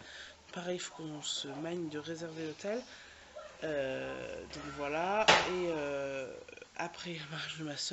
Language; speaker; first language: French; native; French